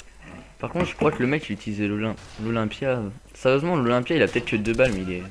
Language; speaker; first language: French; native; French